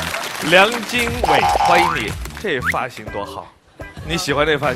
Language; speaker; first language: Chinese; native; Chinese